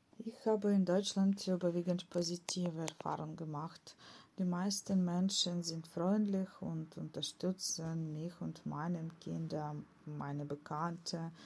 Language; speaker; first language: German; non-native, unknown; Ukrainian